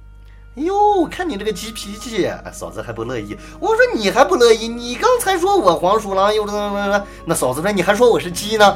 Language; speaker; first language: Chinese; native; Chinese